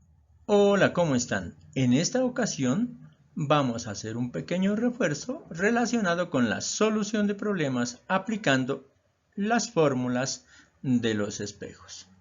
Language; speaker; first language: Spanish; native; Spanish